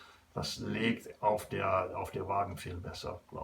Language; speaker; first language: German; non-native, learner; English